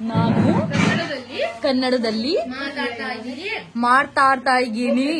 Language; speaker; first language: Kannada; non-native, learner; Telugu